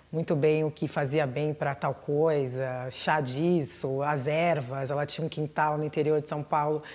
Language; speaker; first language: Portuguese; native; Portuguese